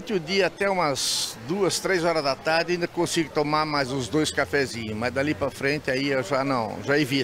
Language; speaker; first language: Portuguese; native; Portuguese